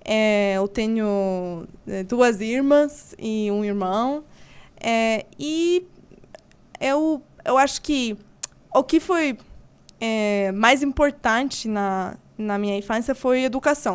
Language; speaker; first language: Portuguese; non-native, fluent; Polish